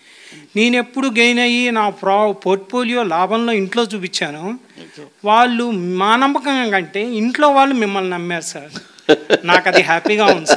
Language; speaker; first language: Telugu; native; Telugu